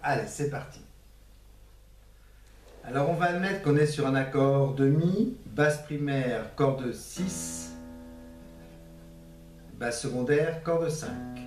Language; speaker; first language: French; native; French